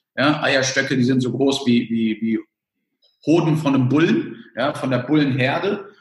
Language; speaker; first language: German; early bilingual, other home language; Spanish